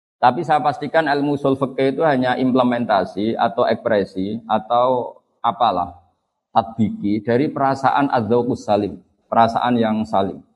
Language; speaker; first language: Indonesian; non-native, local second language; Javanese